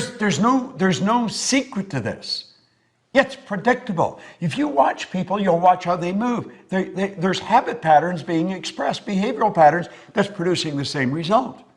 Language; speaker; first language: English; native; English